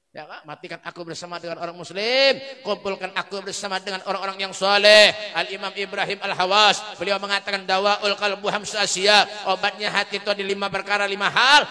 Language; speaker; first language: Indonesian; non-native, local second language; Banjar